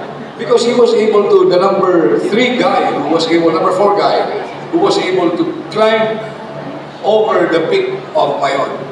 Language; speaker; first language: English; non-native, local second language; Bikol